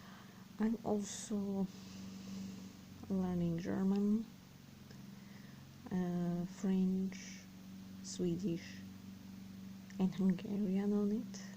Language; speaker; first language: English; non-native, fluent; Serbian